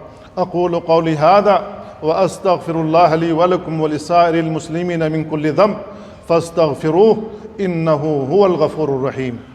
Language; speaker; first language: Arabic; non-native, fluent; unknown